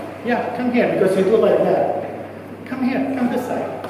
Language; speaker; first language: English; non-native, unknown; Arabic